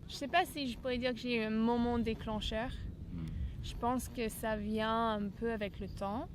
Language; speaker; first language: French; non-native, fluent; English